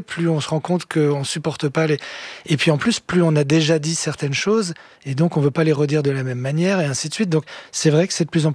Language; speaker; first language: French; native; French